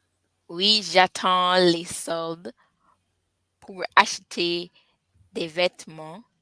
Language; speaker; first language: French; non-native, learner; English